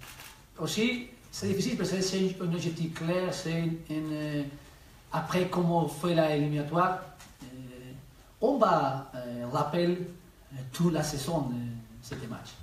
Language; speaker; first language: French; non-native, learner; Spanish